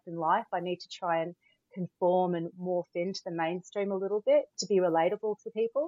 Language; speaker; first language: English; native; English